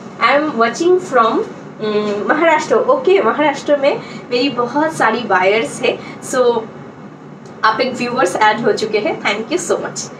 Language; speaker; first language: Hindi; non-native, local second language; Bangla